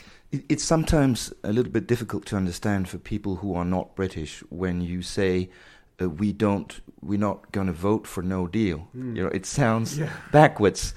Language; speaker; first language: English; non-native, fluent; Danish